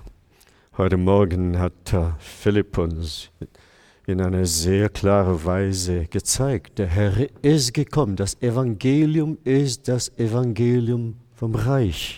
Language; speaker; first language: German; non-native, fluent; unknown